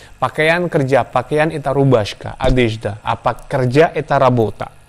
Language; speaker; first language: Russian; non-native, learner; Javanese